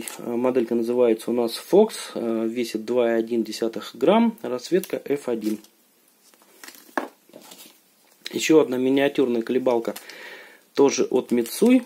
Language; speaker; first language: Russian; native; Russian